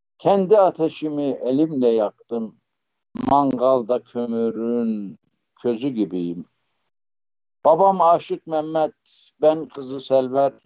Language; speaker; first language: Turkish; native; Turkish